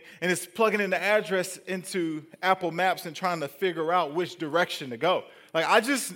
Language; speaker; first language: English; native; English